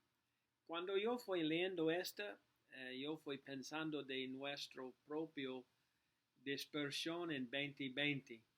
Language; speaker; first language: Spanish; non-native, learner; English